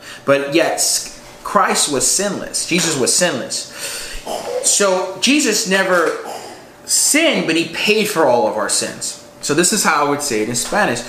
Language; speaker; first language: English; native; English